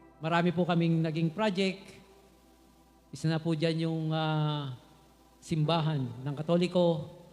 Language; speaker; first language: Filipino; native; Filipino